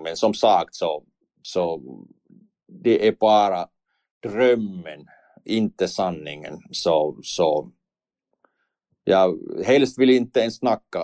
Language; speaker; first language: Swedish; non-native, learner; Finnish